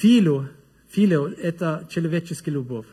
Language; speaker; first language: Russian; non-native, learner; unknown